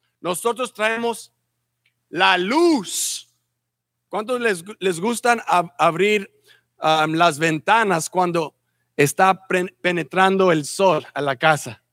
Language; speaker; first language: Spanish; early bilingual, heritage; Spanish